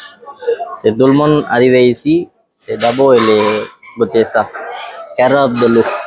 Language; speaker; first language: French; non-native, learner; Tamil